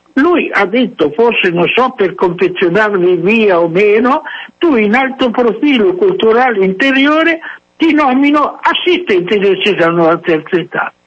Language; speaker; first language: Italian; native; Italian